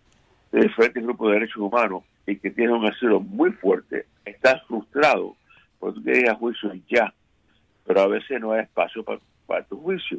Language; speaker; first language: Spanish; native; Spanish